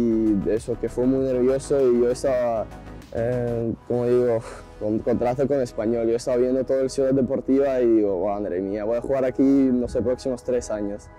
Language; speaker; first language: Spanish; non-native, fluent; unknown